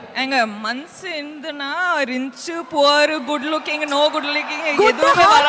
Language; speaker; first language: Tamil; non-native, fluent; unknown